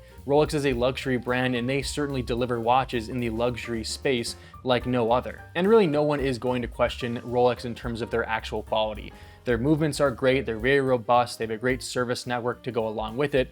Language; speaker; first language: English; native; English